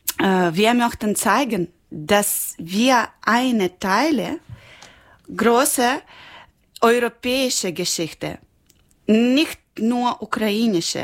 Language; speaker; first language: German; non-native, learner; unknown